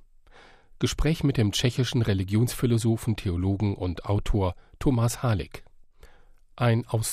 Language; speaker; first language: German; native; German